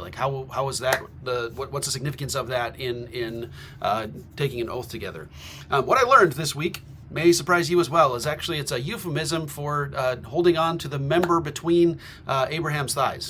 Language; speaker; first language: English; native; English